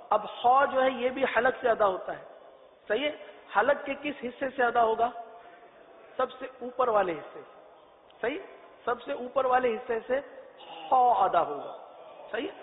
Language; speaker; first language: Urdu; native; Urdu